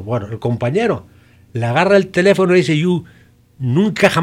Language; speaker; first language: Spanish; native; Spanish